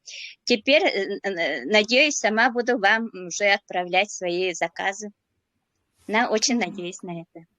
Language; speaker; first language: Russian; non-native, local second language; Yakut